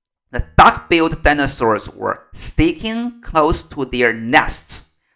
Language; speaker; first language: English; non-native, fluent; Chinese